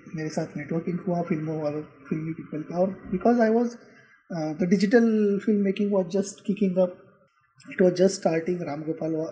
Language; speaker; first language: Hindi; non-native, local second language; Marathi